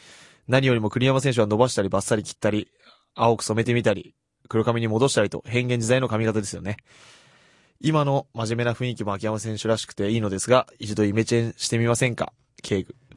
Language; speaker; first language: Japanese; native; Japanese